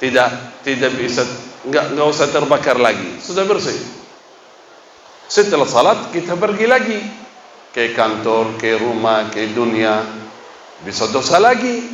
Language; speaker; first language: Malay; non-native, fluent; Arabic